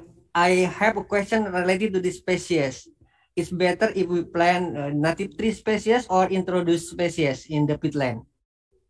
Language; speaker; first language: English; non-native, learner; Indonesian